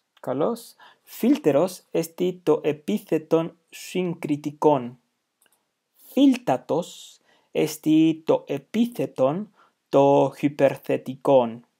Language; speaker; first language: Greek; non-native, fluent; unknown